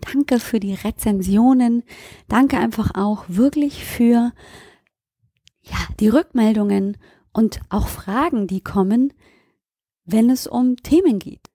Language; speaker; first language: German; native; German